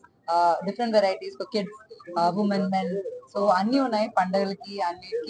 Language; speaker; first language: Telugu; non-native, local second language; Malayalam